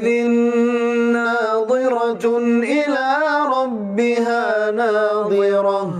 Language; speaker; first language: Arabic; native; Arabic